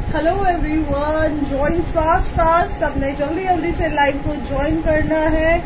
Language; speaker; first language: Hindi; native; Hindi